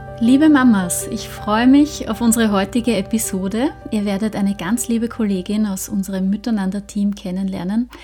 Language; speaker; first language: German; native; German